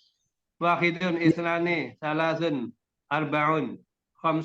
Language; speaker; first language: Arabic; non-native, learner; Indonesian